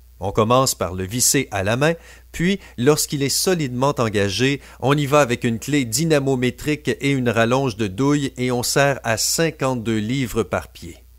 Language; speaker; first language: French; native; French